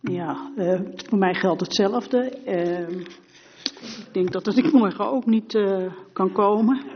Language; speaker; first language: Dutch; native; Dutch